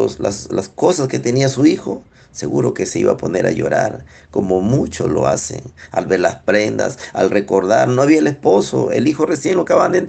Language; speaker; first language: Spanish; native; Spanish